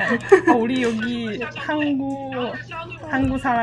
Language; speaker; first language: Korean; non-native, learner; Chinese